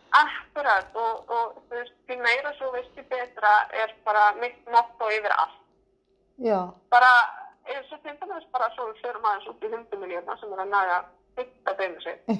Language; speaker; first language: Icelandic; non-native, fluent; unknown